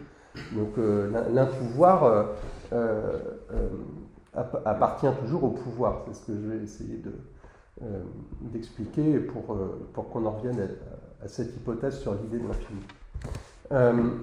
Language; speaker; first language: French; native; French